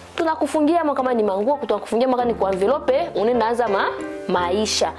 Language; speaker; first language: Swahili; native; Swahili